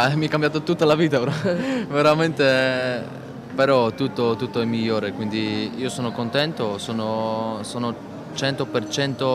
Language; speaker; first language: Italian; non-native, learner; Polish